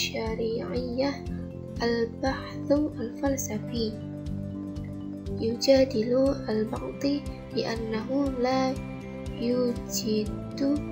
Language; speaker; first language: Arabic; non-native, learner; Indonesian